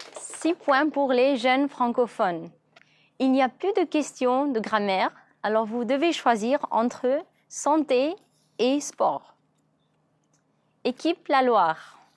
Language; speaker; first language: French; non-native, fluent; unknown